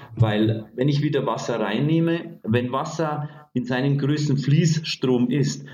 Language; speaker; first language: German; native; German